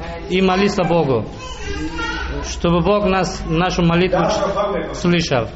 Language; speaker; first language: Russian; early bilingual, other home language; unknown